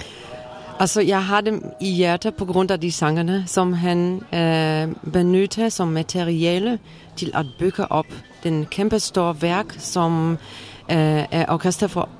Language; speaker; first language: Danish; non-native, fluent; Polish